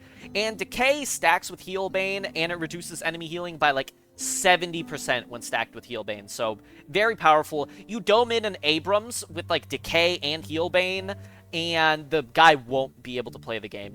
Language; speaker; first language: English; native; English